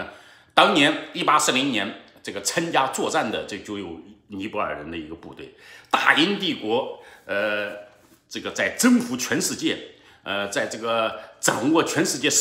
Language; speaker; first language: Chinese; native; Chinese